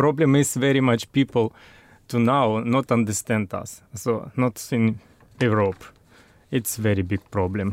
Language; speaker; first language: English; non-native, learner; Russian